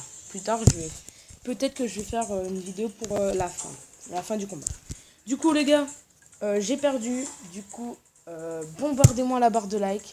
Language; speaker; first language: French; native; French